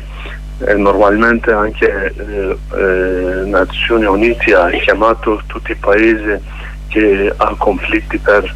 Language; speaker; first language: Italian; non-native, learner; Kurdish